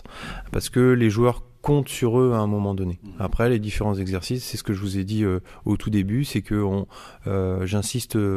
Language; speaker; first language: French; native; French